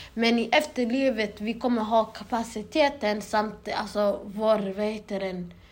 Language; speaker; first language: Swedish; early bilingual, other home language; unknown